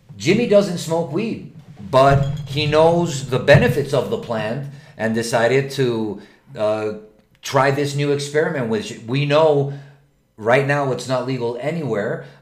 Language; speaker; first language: English; non-native, fluent; Spanish